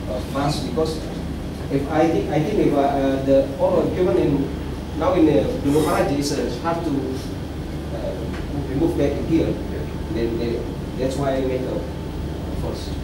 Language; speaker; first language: English; non-native, learner; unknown